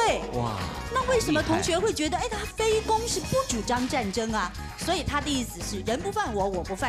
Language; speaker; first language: Chinese; native; Chinese